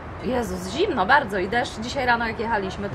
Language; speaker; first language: Polish; native; Polish